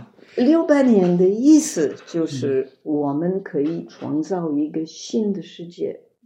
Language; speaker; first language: Chinese; non-native, fluent; French